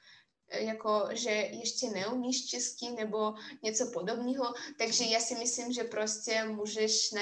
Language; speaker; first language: Czech; non-native, fluent; Russian